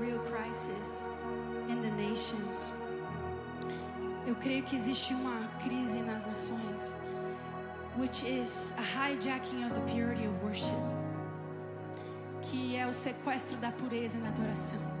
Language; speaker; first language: Portuguese; native; Portuguese